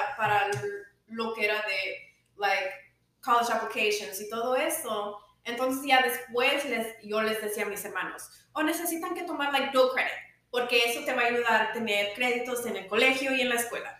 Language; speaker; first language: Spanish; early bilingual, other home language; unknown